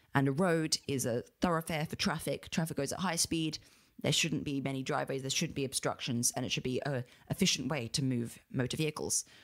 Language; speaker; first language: English; native; English